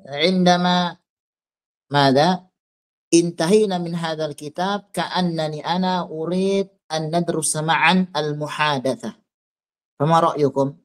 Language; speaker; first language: Arabic; non-native, fluent; Indonesian